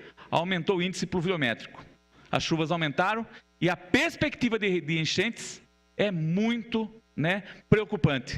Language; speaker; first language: Portuguese; native; Portuguese